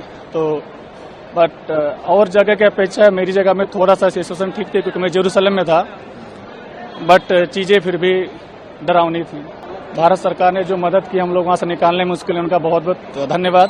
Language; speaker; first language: Hindi; native; Hindi